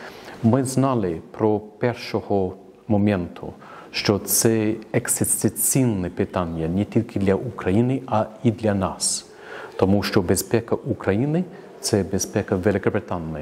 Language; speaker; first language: Ukrainian; non-native, fluent; English